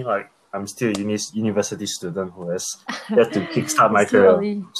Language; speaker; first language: English; early bilingual, other home language; Korean